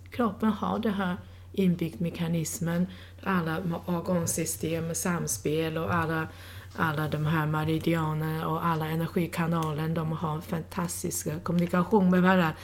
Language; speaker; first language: Swedish; non-native, fluent; Chinese